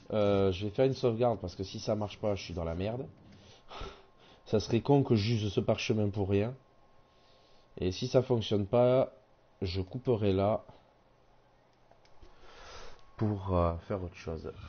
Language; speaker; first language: French; native; French